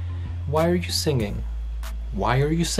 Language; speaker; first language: English; non-native, fluent; Portuguese